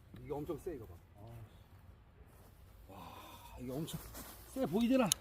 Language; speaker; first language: Korean; native; Korean